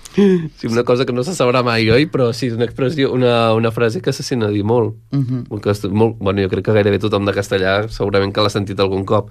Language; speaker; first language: Catalan; native; Catalan